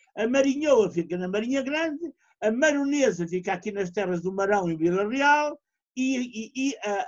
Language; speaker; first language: Portuguese; native; Portuguese